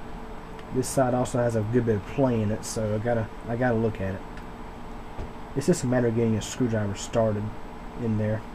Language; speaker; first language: English; native; English